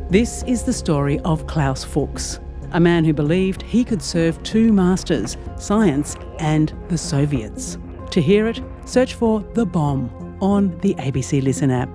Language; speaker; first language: English; native; English